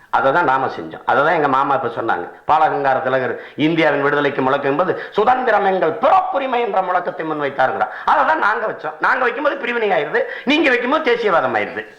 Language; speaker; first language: Tamil; native; Tamil